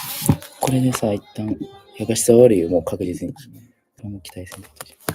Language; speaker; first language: Japanese; native; Japanese